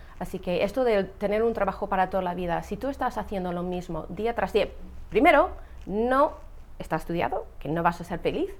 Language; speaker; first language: Spanish; non-native, fluent; English